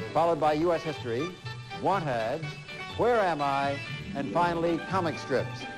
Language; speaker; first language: English; native; English